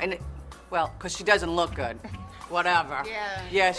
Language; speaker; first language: English; native; English